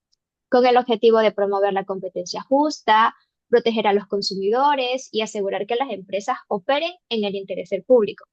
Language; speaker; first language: Spanish; native; Spanish